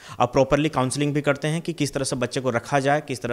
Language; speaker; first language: Hindi; native; Hindi